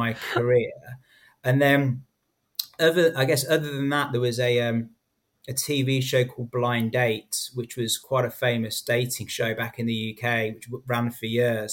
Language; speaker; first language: English; native; English